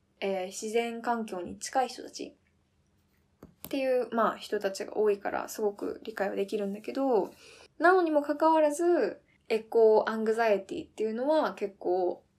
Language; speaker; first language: Japanese; early bilingual, heritage; Japanese